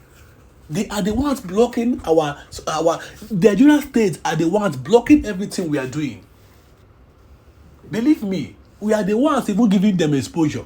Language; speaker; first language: English; non-native, local second language; Igbo